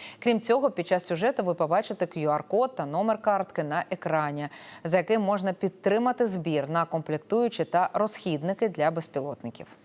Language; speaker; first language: Ukrainian; native; Ukrainian